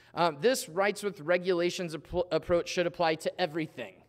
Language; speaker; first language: English; native; English